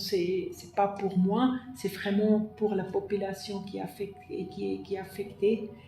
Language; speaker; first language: French; non-native, fluent; German